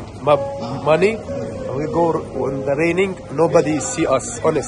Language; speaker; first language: English; non-native, learner; Arabic